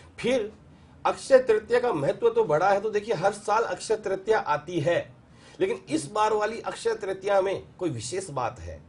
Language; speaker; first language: Hindi; native; Hindi